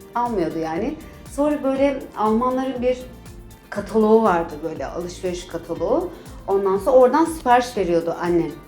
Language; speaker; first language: Turkish; early bilingual, heritage; Turkish